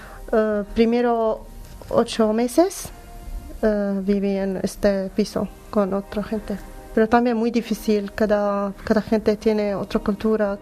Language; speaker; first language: Spanish; non-native, learner; Arabic